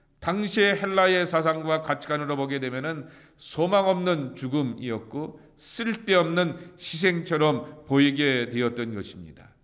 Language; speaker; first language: Korean; native; Korean